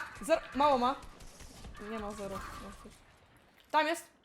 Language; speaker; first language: Polish; native; Polish